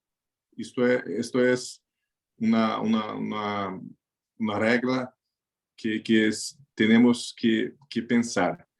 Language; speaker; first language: Spanish; non-native, learner; Portuguese